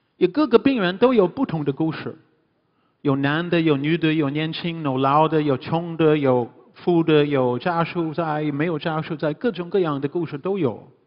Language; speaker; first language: Chinese; non-native, fluent; English